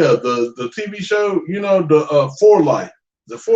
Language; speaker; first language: English; native; English